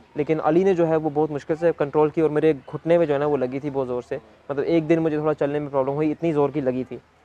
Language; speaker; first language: Urdu; native; Urdu